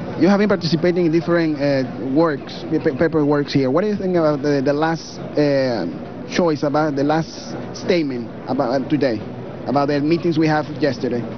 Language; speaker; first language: English; non-native, fluent; Spanish